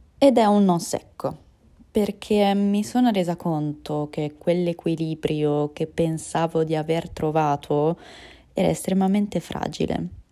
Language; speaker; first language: Italian; early bilingual, other home language; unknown